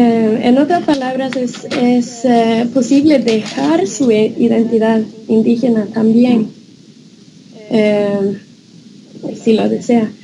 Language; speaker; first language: Spanish; non-native, fluent; Norwegian